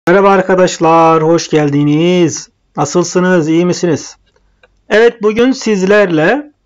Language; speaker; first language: Turkish; non-native, fluent; Arabic